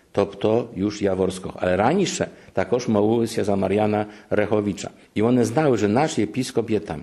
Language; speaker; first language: Ukrainian; non-native, fluent; Polish